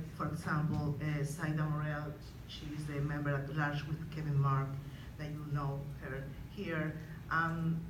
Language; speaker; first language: English; non-native, fluent; Spanish